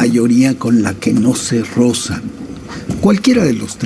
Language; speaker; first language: Spanish; native; Spanish